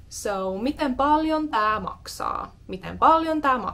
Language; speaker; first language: Finnish; non-native, fluent; English